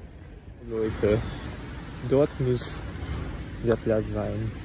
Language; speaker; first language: German; non-native, learner; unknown